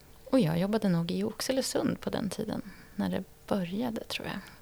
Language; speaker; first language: Swedish; native; Swedish